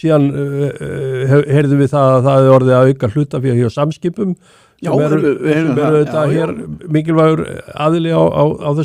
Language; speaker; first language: Icelandic; native; Icelandic